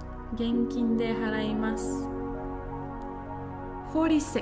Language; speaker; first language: Japanese; non-native, fluent; English